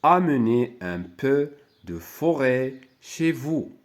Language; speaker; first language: French; non-native, local second language; Arabic